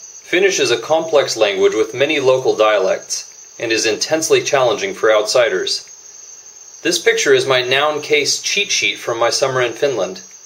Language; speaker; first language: English; native; English